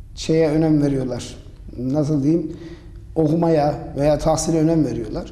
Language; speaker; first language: Turkish; native; Turkish